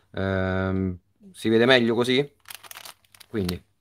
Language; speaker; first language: Italian; native; Italian